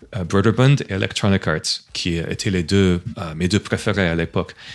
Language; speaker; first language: French; non-native, fluent; English